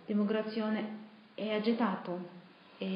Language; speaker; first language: Italian; non-native, fluent; Russian